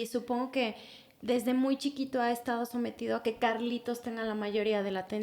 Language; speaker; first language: Spanish; native; Spanish